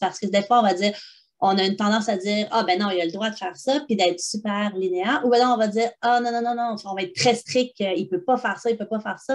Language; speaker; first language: French; native; French